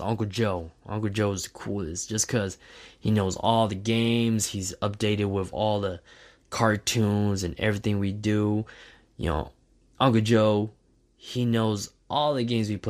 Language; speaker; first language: English; native; English